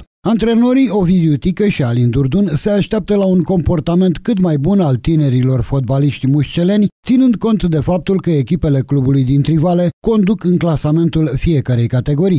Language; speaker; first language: Romanian; native; Romanian